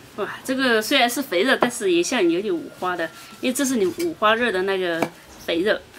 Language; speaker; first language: Chinese; native; Chinese